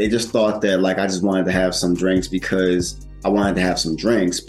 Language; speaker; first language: English; native; English